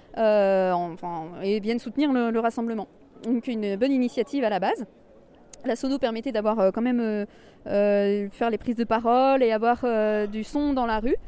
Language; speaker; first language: French; native; French